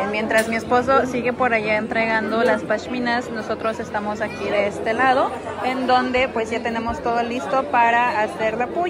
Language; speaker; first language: Spanish; native; Spanish